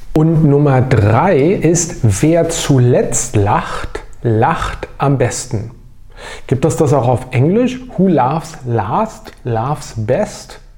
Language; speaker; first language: German; native; German